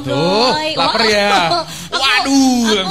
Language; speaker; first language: Indonesian; native; Indonesian